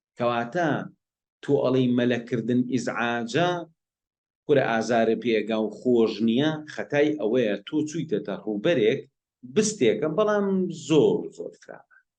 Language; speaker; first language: Central Kurdish; non-native, local second language; Gurani